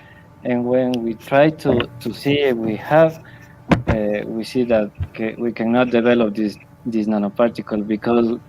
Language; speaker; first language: English; non-native, learner; Spanish